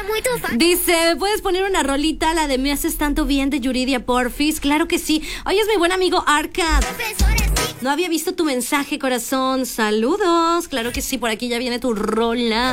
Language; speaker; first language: Spanish; native; Spanish